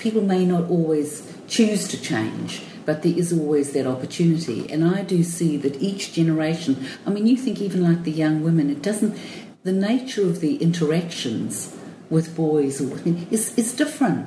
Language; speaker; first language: English; native; English